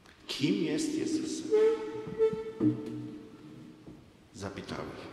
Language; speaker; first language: Polish; non-native, fluent; Hebrew